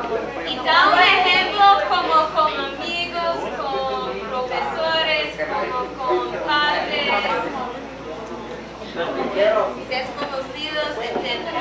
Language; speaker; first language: Spanish; early bilingual, other home language; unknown